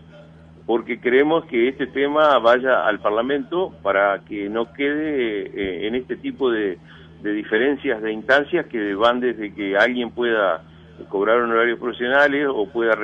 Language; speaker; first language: Spanish; native; Spanish